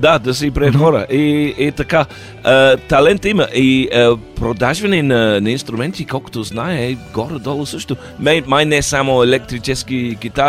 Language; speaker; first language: Bulgarian; non-native, learner; English